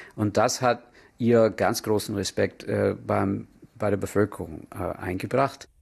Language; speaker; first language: German; non-native, fluent; English